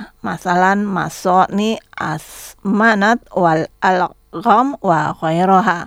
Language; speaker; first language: Arabic; non-native, learner; Indonesian